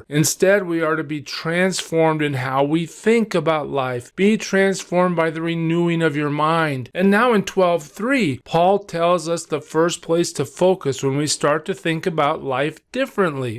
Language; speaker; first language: English; native; English